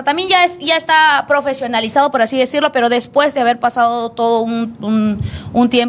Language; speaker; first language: Spanish; native; Spanish